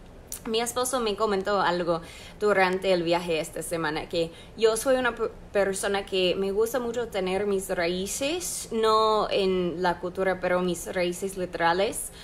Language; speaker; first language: Spanish; non-native, fluent; English